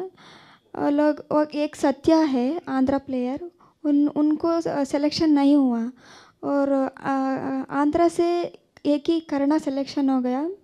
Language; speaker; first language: Hindi; non-native, local second language; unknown